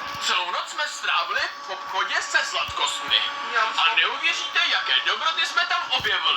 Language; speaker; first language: Czech; native; Czech